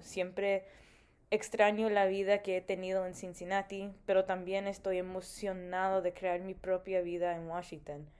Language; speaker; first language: Spanish; early bilingual, heritage; English